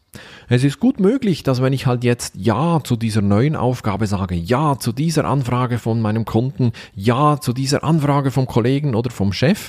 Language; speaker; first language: German; native; German